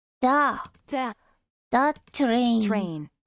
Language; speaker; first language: English; non-native, learner; Japanese